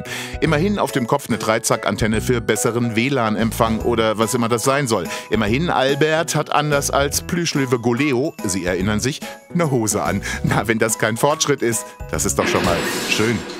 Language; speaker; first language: German; native; German